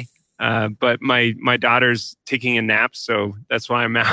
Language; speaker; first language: English; native; English